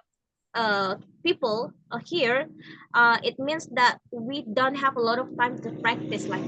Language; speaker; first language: English; non-native, learner; Indonesian